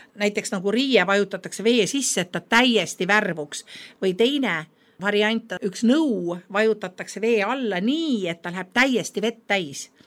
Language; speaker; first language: Estonian; native; Estonian